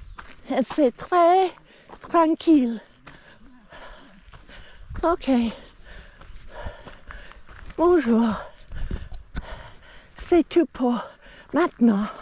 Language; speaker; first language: French; non-native, learner; English